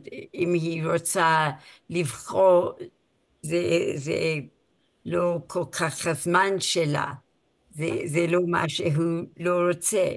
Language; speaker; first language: Hebrew; non-native, learner; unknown